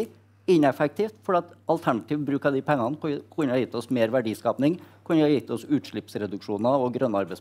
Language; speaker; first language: Norwegian; native; Norwegian